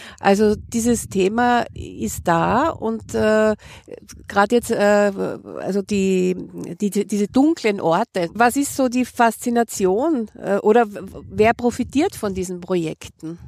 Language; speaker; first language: German; native; German